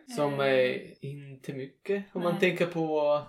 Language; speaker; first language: Swedish; non-native, learner; Italian